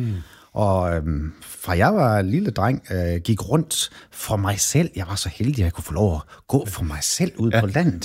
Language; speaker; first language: Danish; native; Danish